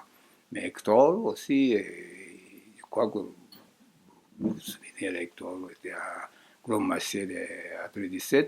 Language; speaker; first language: French; non-native, fluent; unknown